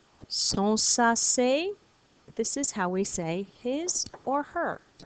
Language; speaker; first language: English; native; English